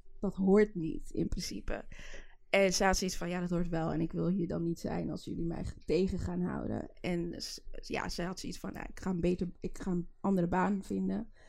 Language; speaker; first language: Dutch; early bilingual, other home language; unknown